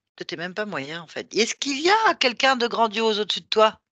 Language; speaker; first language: French; native; French